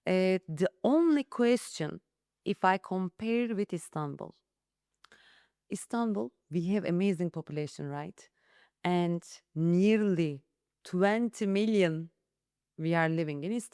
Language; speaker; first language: English; non-native, learner; Turkish